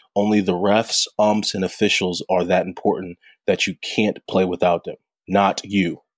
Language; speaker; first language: English; native; English